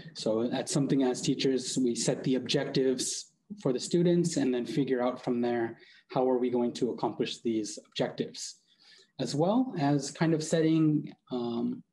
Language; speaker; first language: English; native; English